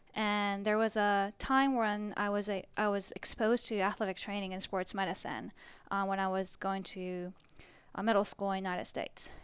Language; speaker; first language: English; early bilingual, other home language; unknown